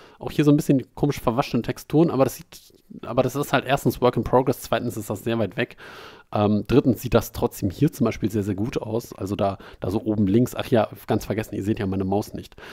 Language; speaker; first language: German; native; German